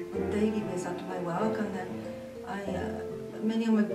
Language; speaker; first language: English; non-native, fluent; Japanese